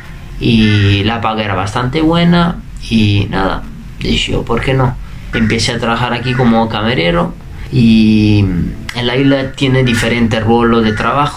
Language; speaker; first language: Spanish; non-native, fluent; Italian